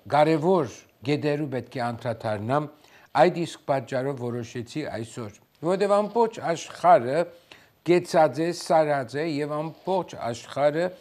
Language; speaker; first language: Armenian; native; Armenian